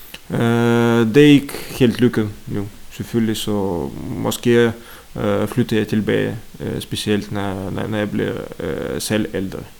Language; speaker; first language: Danish; non-native, fluent; Russian